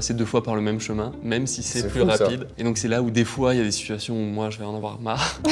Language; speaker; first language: French; native; French